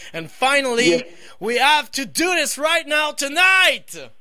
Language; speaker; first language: English; non-native, fluent; French